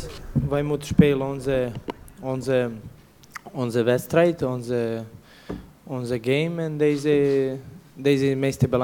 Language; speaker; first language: Dutch; non-native, learner; Serbian